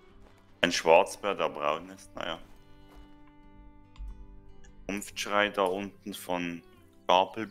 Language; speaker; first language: German; native; German